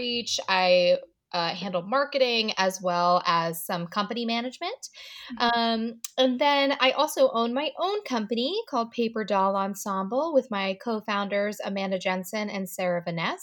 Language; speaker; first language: English; native; English